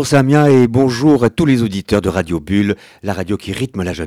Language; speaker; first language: French; native; French